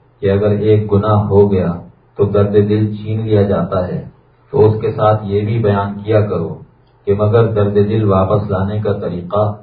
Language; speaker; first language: Urdu; native; Urdu